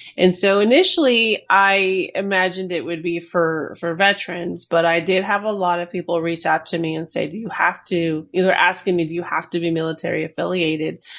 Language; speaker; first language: English; native; English